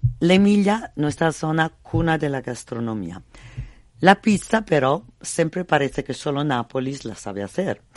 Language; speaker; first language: Spanish; non-native, fluent; Italian